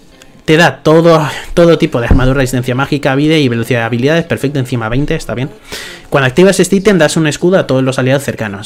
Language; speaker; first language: Spanish; native; Spanish